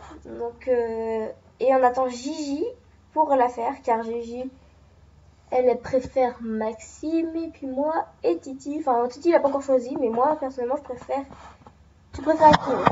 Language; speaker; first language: French; native; French